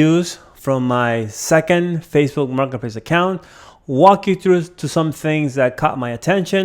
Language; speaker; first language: English; native; English